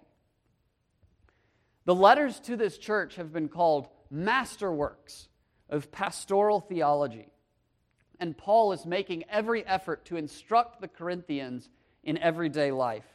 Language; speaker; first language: English; native; English